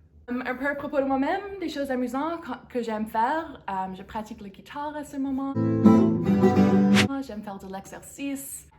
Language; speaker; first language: French; non-native, local second language; English